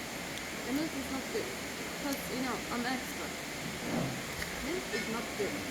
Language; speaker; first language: English; non-native, learner; Arabic